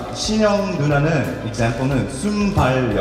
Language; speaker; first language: Korean; early bilingual, heritage; English